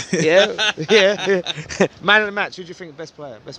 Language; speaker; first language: English; native; English